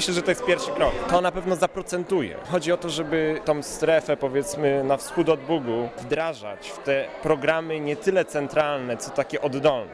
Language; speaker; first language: Polish; native; Polish